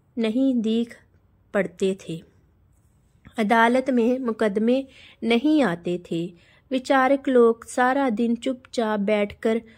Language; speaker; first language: Hindi; non-native, local second language; Punjabi